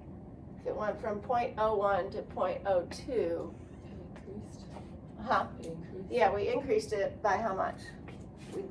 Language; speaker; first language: English; native; English